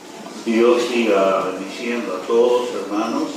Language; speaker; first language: Spanish; native; Spanish